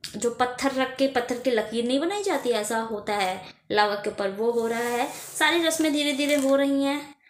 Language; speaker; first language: Hindi; native; Hindi